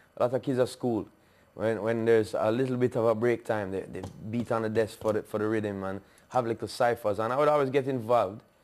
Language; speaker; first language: English; native; English